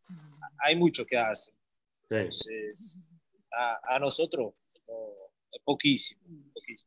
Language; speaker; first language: Spanish; non-native, learner; Portuguese